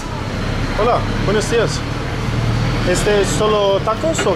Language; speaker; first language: Spanish; non-native, learner; English